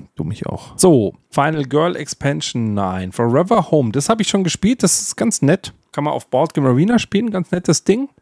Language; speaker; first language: German; native; German